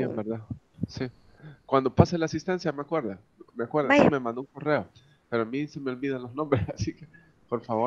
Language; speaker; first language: Spanish; native; Spanish